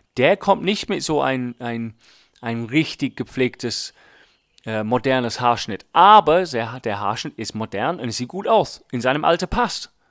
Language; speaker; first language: German; non-native, fluent; English